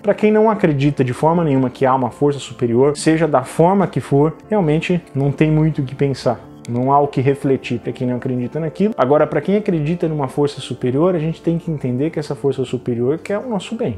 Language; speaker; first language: Portuguese; native; Portuguese